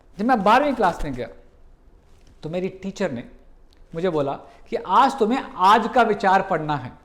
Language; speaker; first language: Hindi; native; Hindi